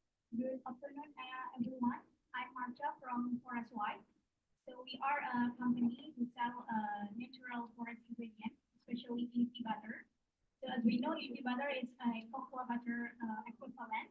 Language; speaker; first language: English; non-native, learner; Indonesian